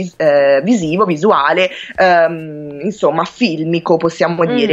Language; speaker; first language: Italian; native; Italian